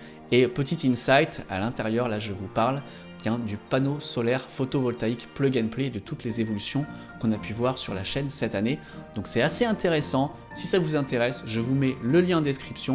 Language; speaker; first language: French; native; French